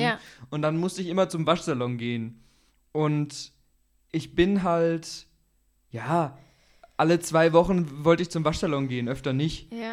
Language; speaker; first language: German; native; German